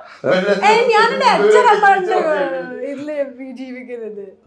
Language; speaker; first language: Malayalam; early bilingual, heritage; Malayalam